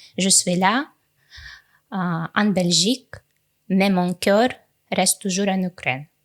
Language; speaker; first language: French; non-native, fluent; Russian